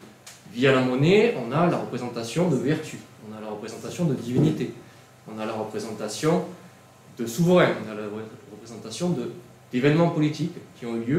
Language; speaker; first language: French; native; French